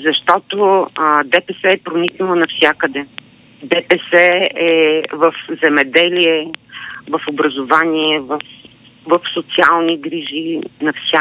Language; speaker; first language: Bulgarian; native; Bulgarian